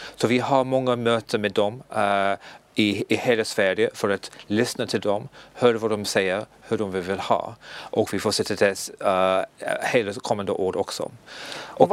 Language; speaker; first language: Swedish; non-native, learner; English